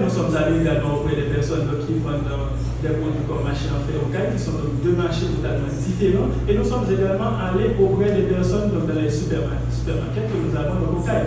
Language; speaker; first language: French; non-native, local second language; Haitian Creole